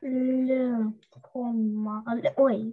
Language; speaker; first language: French; non-native, learner; Russian